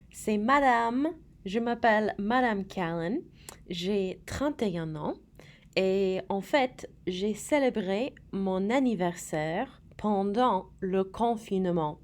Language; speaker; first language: French; non-native, fluent; English